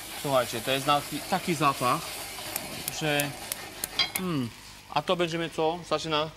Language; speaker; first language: Polish; non-native, fluent; French